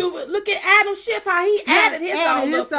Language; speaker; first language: English; native; English